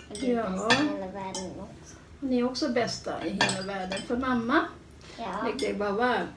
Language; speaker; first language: Swedish; non-native, learner; Thai